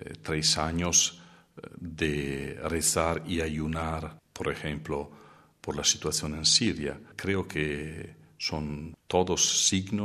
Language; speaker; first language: Spanish; non-native, fluent; Italian